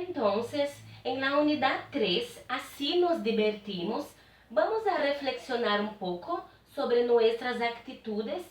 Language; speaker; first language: Spanish; non-native, fluent; Portuguese